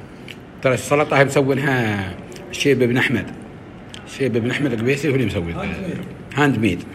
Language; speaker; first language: Arabic; native; Arabic